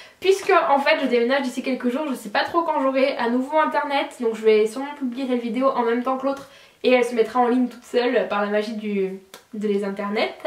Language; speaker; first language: French; native; French